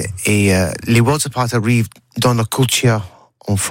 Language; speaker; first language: French; non-native, learner; English